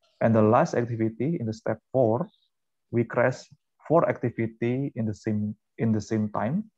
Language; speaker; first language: English; non-native, fluent; Indonesian